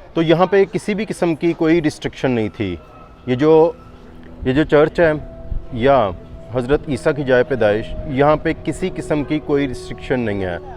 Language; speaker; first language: Urdu; non-native, local second language; Punjabi